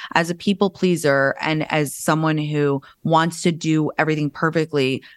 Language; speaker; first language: English; native; English